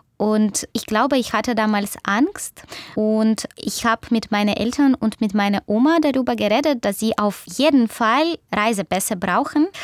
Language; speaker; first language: German; non-native, fluent; Russian